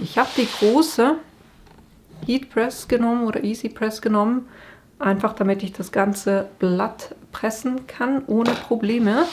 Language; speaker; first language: German; native; German